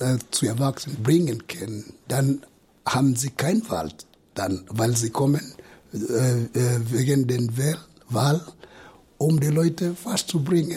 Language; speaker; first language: German; non-native, fluent; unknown